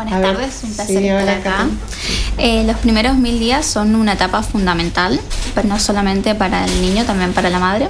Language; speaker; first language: Spanish; native; Spanish